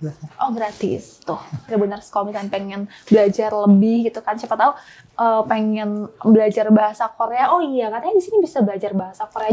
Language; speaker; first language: Indonesian; native; Indonesian